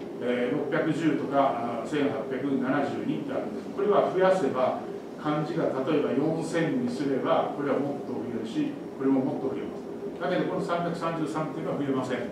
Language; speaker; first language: Japanese; native; Japanese